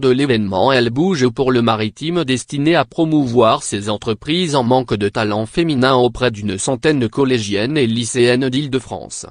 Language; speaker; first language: French; native; French